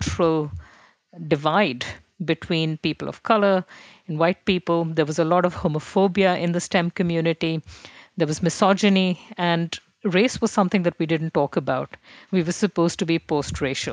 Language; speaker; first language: English; non-native, local second language; Hindi